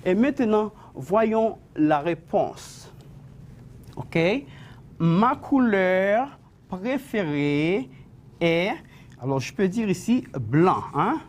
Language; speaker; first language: French; non-native, fluent; Spanish